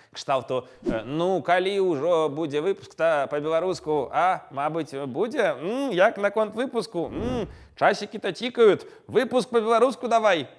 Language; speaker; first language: Belarusian; non-native, local second language; Russian